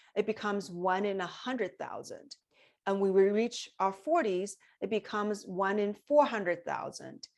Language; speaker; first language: English; non-native, fluent; Chinese